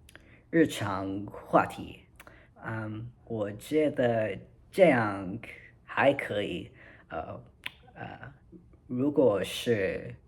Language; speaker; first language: Chinese; non-native, learner; English